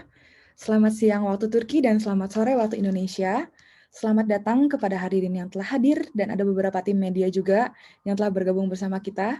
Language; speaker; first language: Indonesian; native; Indonesian